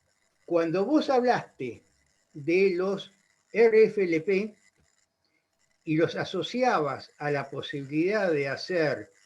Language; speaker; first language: Spanish; native; Spanish